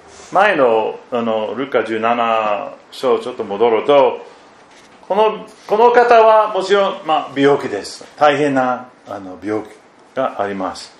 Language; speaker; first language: Japanese; non-native, fluent; German